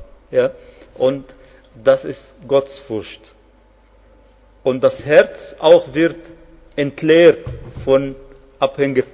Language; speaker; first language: German; non-native, fluent; Arabic